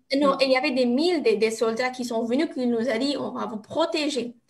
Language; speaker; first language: French; non-native, learner; Arabic